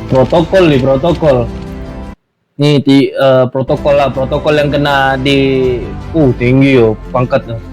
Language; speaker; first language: Malay; native; Malay